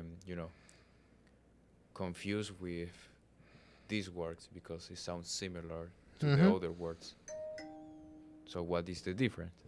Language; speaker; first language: English; non-native, learner; Spanish